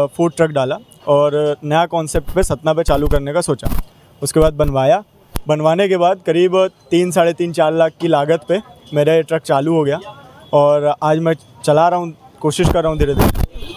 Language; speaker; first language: Hindi; native; Hindi